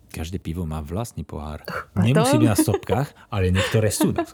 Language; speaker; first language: Slovak; non-native, fluent; French